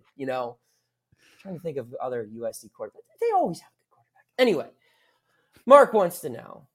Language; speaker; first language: English; native; English